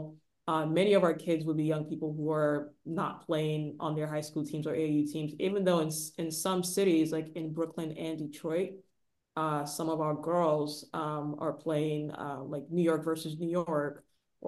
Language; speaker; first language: English; non-native, local second language; Igbo